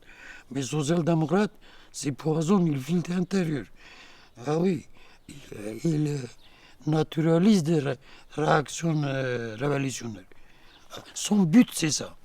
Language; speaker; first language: French; non-native, learner; Kurdish